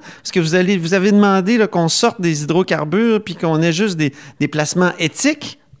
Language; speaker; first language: French; native; French